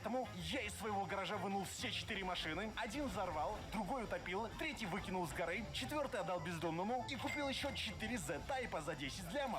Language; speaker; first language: Russian; native; Russian